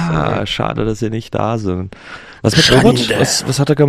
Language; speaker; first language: German; native; German